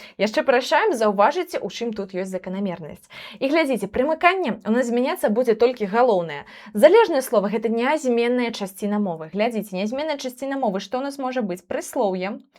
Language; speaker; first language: Belarusian; non-native, local second language; Russian